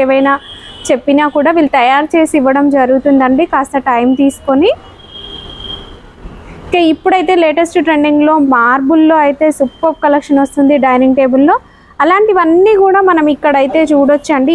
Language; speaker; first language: Telugu; native; Telugu